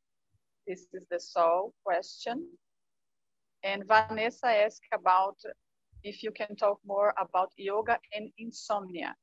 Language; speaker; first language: English; non-native, fluent; Portuguese